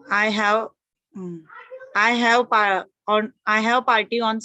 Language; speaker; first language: English; non-native, learner; Marathi